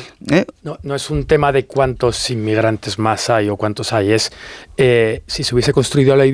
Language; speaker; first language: Spanish; native; Spanish